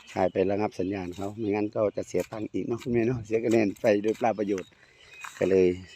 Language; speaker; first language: Thai; non-native, local second language; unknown